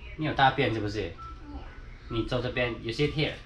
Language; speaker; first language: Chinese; non-native, learner; Filipino